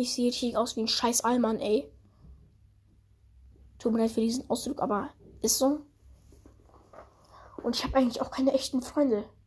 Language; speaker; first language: German; early bilingual, other home language; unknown